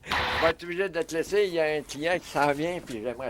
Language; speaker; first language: French; native; French